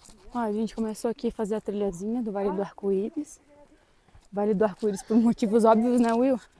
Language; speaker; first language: Portuguese; native; Portuguese